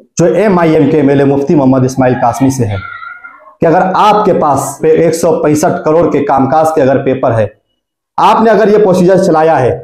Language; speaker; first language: Hindi; non-native, local second language; Urdu